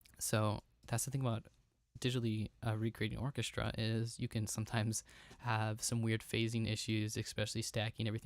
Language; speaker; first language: English; native; English